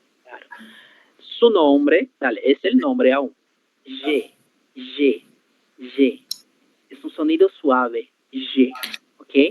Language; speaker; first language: Spanish; non-native, learner; Portuguese